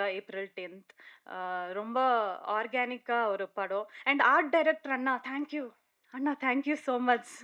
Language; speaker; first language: Tamil; non-native, learner; Kannada